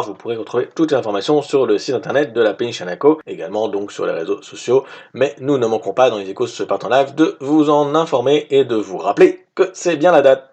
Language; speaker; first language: French; native; French